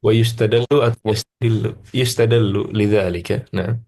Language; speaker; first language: Arabic; non-native, fluent; Indonesian